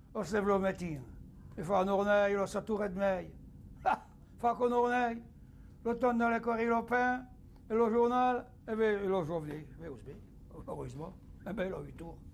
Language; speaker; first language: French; native; French